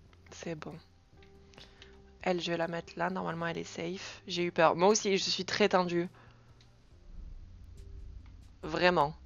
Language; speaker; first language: French; native; French